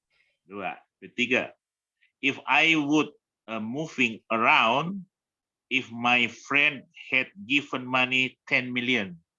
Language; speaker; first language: English; non-native, learner; Indonesian